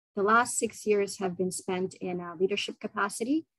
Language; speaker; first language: English; non-native, fluent; Ukrainian